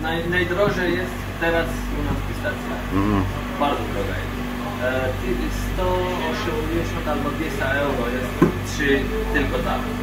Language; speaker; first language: Polish; non-native, learner; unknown